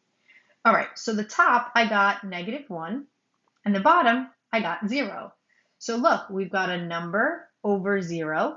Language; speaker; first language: English; native; English